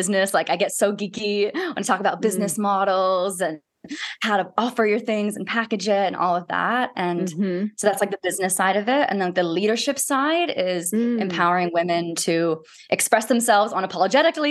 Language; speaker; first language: English; native; English